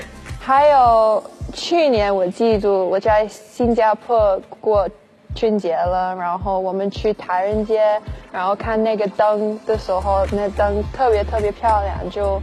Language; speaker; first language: Chinese; early bilingual, heritage; Chinese